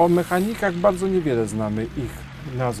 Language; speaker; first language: Polish; native; Polish